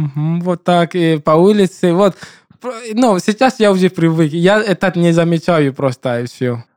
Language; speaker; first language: Russian; non-native, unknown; English